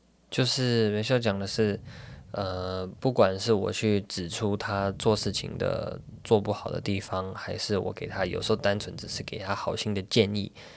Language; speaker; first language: Chinese; native; Chinese